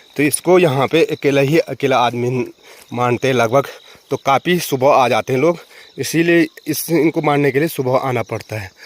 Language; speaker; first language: Hindi; non-native, local second language; Garhwali